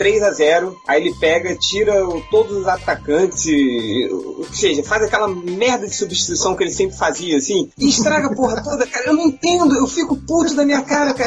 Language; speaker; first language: Portuguese; native; Portuguese